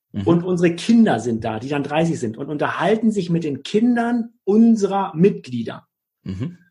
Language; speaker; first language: German; native; German